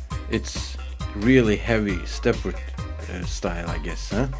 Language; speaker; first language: English; non-native, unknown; Turkish